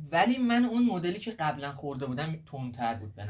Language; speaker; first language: Persian; native; Persian